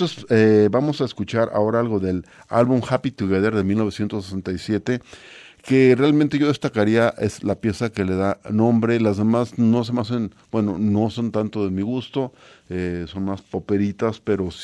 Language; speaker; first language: Spanish; native; Spanish